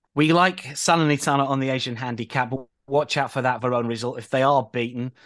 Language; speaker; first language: English; native; English